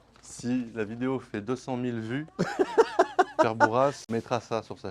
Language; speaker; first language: French; native; French